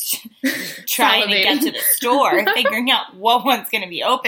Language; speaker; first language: English; native; English